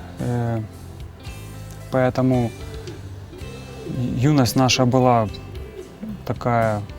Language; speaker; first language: Russian; native; Russian